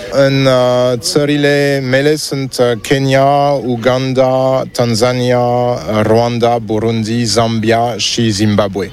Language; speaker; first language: Romanian; non-native, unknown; French